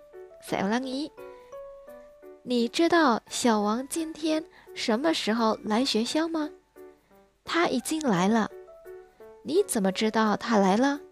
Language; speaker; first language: Chinese; non-native, fluent; Indonesian